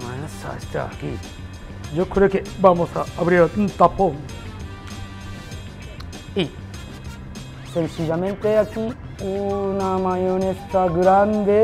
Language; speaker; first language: Spanish; non-native, learner; Japanese